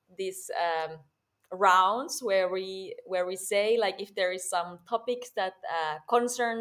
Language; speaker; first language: English; non-native, fluent; Finnish